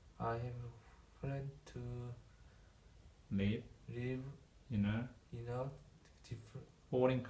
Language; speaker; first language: English; non-native, learner; Korean